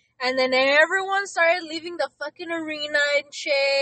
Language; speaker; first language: English; early bilingual, other home language; Spanish